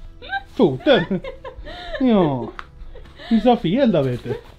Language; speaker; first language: Swedish; native; Swedish